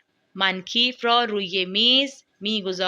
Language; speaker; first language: Persian; non-native, fluent; Urdu